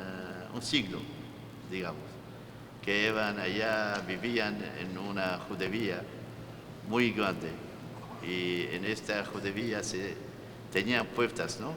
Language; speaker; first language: Spanish; non-native, fluent; Arabic